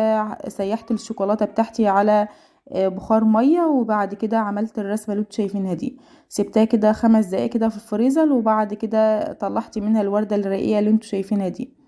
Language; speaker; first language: Arabic; native; Arabic